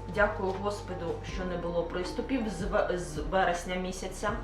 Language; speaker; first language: Ukrainian; non-native, local second language; Russian